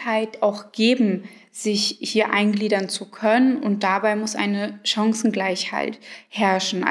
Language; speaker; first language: German; early bilingual, other home language; Arabic